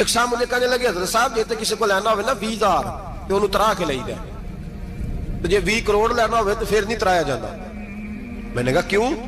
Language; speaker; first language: Hindi; non-native, local second language; Punjabi